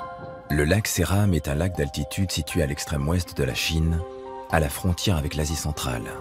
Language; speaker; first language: French; native; French